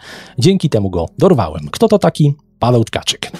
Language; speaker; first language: Polish; native; Polish